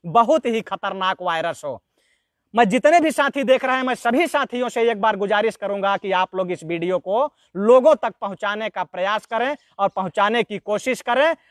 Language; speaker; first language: Hindi; native; Hindi